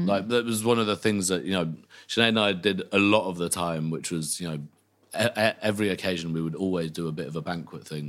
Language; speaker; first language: English; native; English